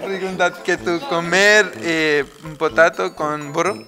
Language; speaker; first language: Spanish; non-native, learner; Punjabi